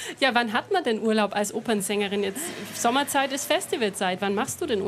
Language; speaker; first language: German; native; German